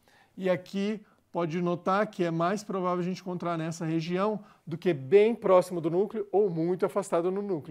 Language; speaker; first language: Portuguese; native; Portuguese